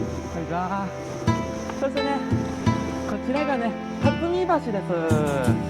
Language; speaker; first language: Japanese; native; Japanese